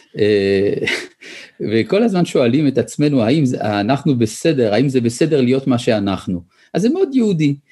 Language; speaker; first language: Hebrew; early bilingual, other home language; French